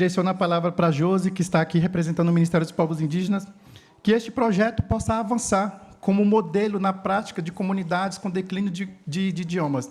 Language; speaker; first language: Portuguese; non-native, local second language; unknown